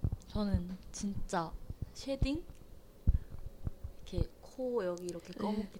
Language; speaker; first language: Korean; non-native, learner; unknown